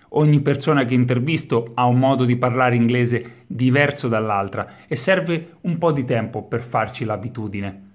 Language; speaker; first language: Italian; native; Italian